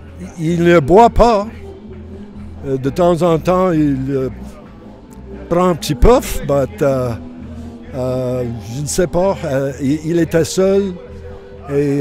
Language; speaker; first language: French; non-native, learner; English